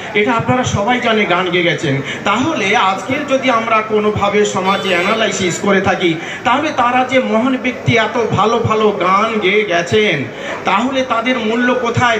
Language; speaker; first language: Bangla; native; Bangla